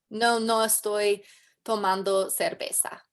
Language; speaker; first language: Spanish; non-native, learner; English